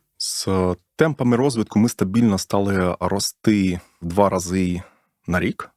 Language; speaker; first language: Ukrainian; non-native, local second language; Russian